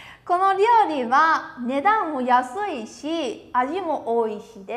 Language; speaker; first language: Japanese; non-native, fluent; Vietnamese